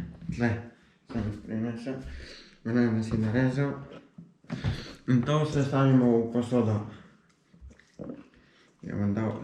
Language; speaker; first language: Slovenian; early bilingual, other home language; Polish